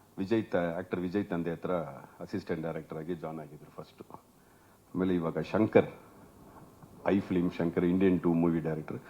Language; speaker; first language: Kannada; non-native, learner; Tamil